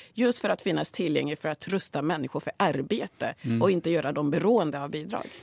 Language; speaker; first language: Swedish; early bilingual, other home language; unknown